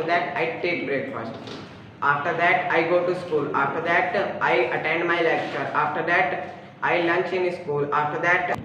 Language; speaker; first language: English; non-native, learner; Hindi